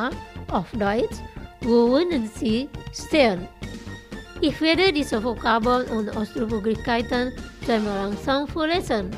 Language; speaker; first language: German; non-native, fluent; Indonesian